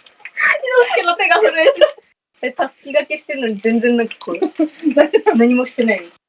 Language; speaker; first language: Japanese; native; Japanese